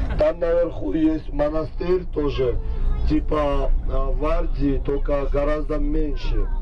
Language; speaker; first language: Russian; non-native, local second language; Georgian